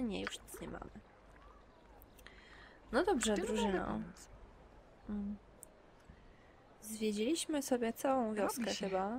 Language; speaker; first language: Polish; native; Polish